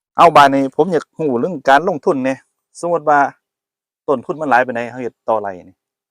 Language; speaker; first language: Thai; native; Thai